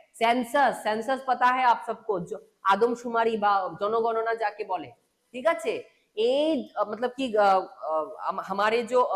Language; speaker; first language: Hindi; non-native, local second language; Bangla